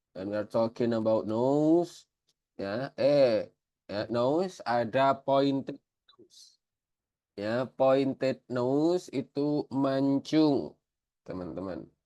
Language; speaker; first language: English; non-native, learner; Indonesian